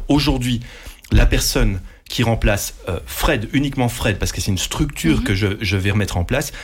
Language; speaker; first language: French; non-native, local second language; Dutch